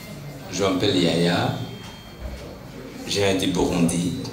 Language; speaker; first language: French; non-native, local second language; Rundi